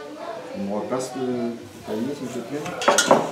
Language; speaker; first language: French; native; French